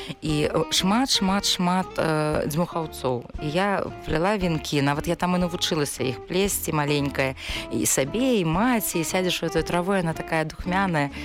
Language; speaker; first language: Belarusian; non-native, local second language; Russian